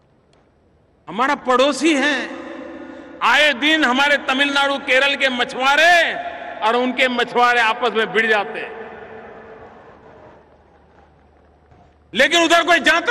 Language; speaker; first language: Hindi; non-native, local second language; Gujarati